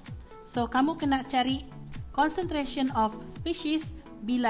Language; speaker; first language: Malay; native; Malay